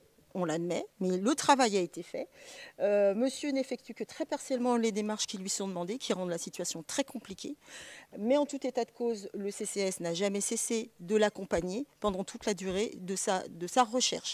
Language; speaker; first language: French; native; French